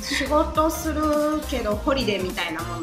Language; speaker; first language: Japanese; native; Japanese